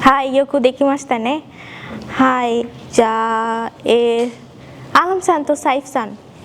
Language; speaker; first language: Japanese; non-native, fluent; Bangla